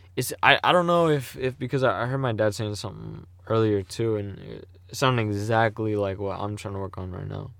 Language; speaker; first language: English; native; English